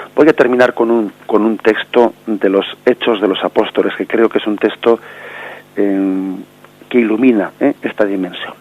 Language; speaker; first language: Spanish; native; Spanish